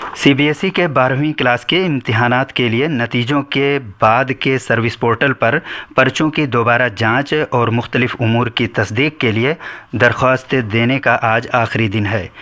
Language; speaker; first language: Urdu; native; Urdu